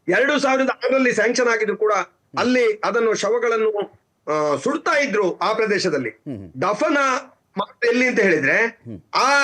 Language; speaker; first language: Kannada; native; Kannada